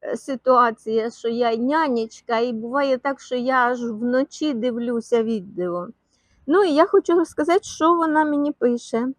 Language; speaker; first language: Ukrainian; non-native, local second language; Russian